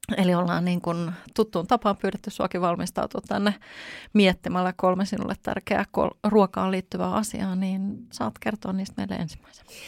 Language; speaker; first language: Finnish; native; Finnish